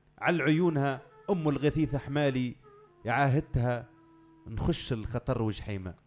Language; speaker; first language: Arabic; native; Arabic